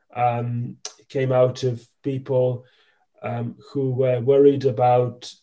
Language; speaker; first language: English; non-native, fluent; Macedonian